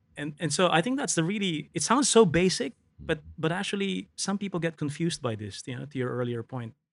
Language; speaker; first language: English; non-native, local second language; Filipino